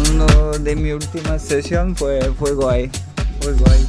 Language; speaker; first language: Spanish; non-native, fluent; French